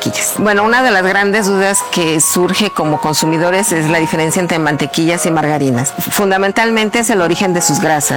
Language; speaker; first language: Spanish; native; Spanish